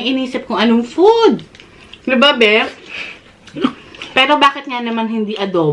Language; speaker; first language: Filipino; native; Filipino